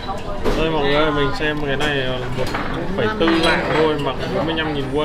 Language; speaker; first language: Vietnamese; native; Vietnamese